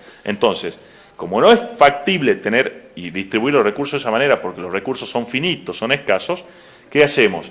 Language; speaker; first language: Spanish; native; Spanish